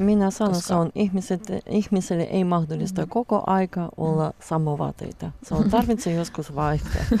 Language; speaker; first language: Finnish; non-native, learner; Russian